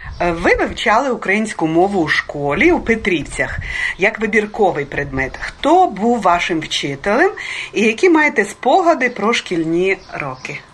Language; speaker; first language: Ukrainian; early bilingual, heritage; Ukrainian